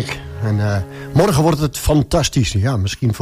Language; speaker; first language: Dutch; native; Dutch